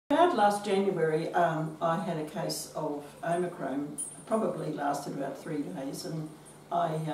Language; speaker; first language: English; native; English